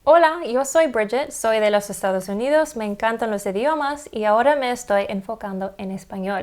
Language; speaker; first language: Spanish; non-native, fluent; English